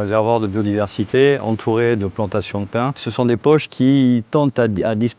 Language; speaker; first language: French; native; French